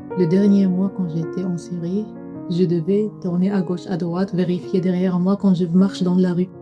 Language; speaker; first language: French; non-native, fluent; Arabic